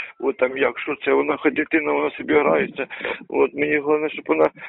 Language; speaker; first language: Ukrainian; non-native, local second language; Russian